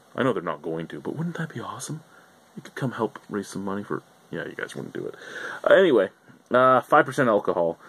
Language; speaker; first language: English; native; English